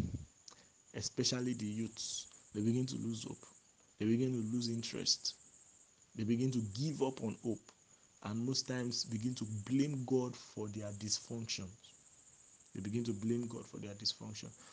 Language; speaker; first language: English; non-native, local second language; Yoruba